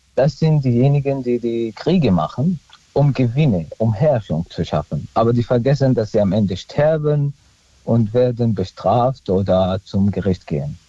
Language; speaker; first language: German; non-native, fluent; Arabic